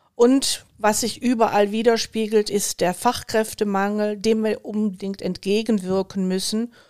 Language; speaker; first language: German; native; German